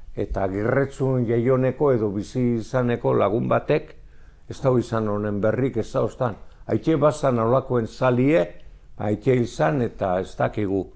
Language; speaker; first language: Basque; native; Basque